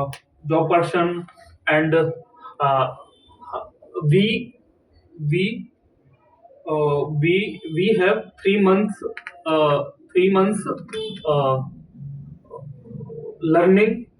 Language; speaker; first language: English; non-native, learner; Hindi